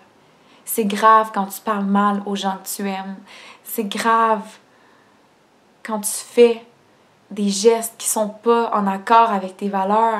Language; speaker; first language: French; native; French